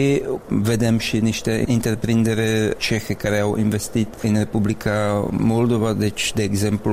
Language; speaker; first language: Romanian; non-native, learner; Czech